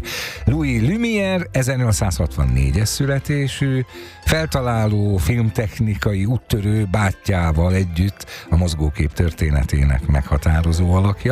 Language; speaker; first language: Hungarian; native; Hungarian